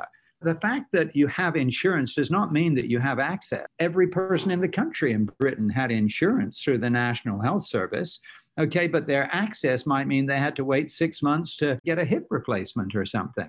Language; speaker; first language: English; native; English